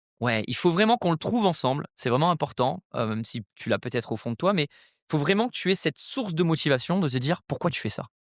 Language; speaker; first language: French; native; French